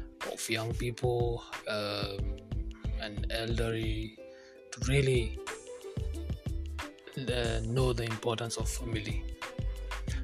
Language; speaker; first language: English; non-native, local second language; Kikuyu